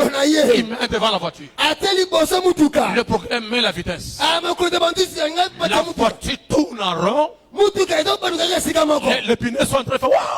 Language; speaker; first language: French; non-native, local second language; Lingala